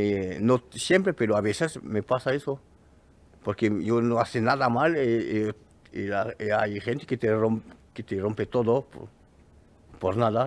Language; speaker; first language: Spanish; non-native, learner; French